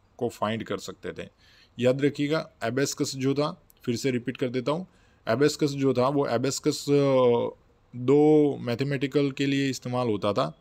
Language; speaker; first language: Hindi; non-native, local second language; Gujarati